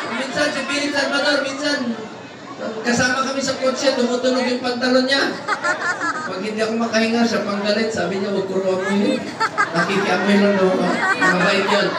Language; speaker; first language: Filipino; non-native, local second language; Cebuano